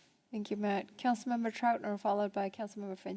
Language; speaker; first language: English; native; English